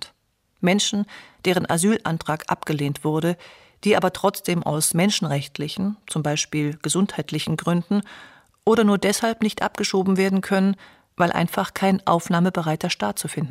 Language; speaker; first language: German; native; German